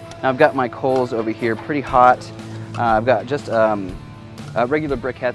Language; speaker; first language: English; native; English